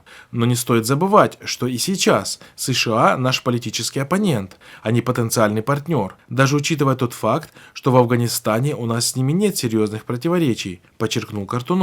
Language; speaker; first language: Russian; native; Russian